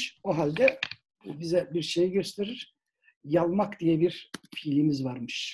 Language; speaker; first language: Turkish; native; Turkish